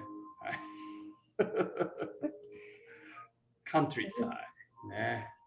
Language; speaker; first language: Japanese; native; Japanese